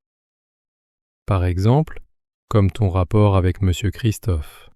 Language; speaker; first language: French; native; French